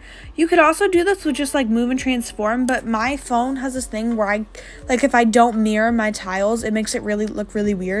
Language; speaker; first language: English; native; English